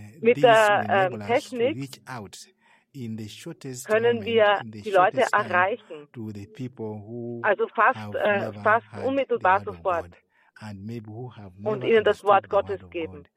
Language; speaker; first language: German; non-native, fluent; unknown